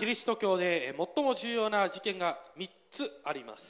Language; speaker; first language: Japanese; non-native, fluent; Korean